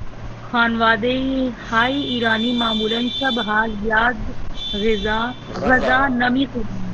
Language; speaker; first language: Persian; non-native, learner; Urdu